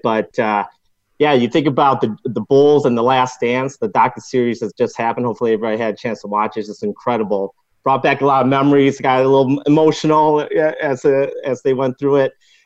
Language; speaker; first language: English; non-native, local second language; Cantonese